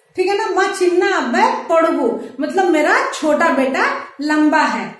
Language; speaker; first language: Hindi; non-native, local second language; Telugu